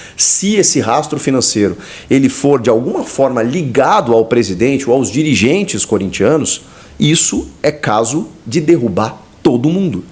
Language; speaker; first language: Portuguese; native; Portuguese